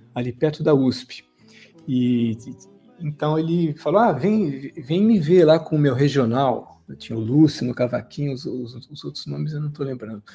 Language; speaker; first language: Portuguese; native; Portuguese